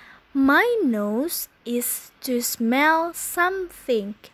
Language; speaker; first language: English; non-native, fluent; Indonesian